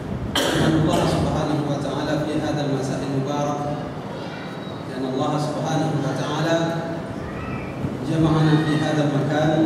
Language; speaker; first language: Arabic; non-native, fluent; Indonesian